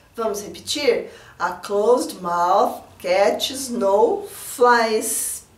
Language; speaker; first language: English; non-native, fluent; Portuguese